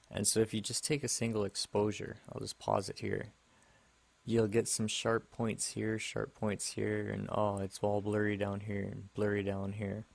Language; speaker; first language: English; native; English